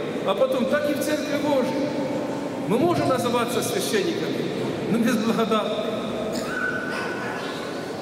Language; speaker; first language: Russian; non-native, local second language; Ukrainian